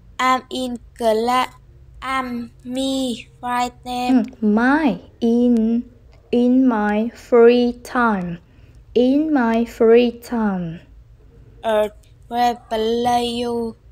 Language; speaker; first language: English; non-native, learner; Vietnamese